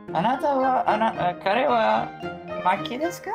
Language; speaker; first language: Japanese; non-native, learner; Italian